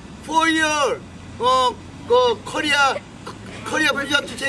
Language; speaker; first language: English; non-native, learner; Korean